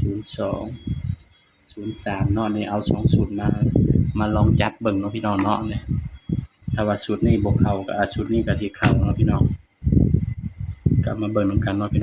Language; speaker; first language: Thai; non-native, local second language; Northeastern Thai